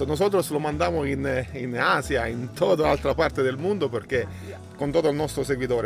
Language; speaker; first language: Spanish; non-native, learner; Italian